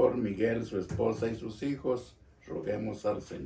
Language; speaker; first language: Spanish; native; Spanish